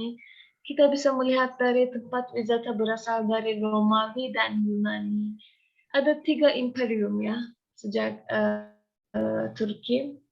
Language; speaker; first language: Indonesian; non-native, learner; Turkish